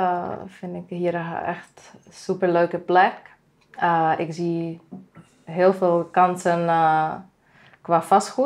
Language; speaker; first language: Dutch; non-native, fluent; Czech